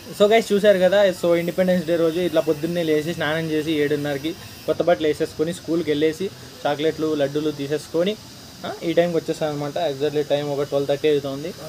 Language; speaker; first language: Telugu; non-native, local second language; Urdu